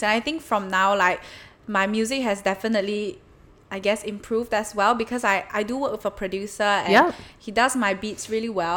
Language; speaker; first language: English; non-native, local second language; Chinese